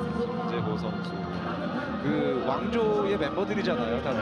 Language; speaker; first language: Korean; native; Korean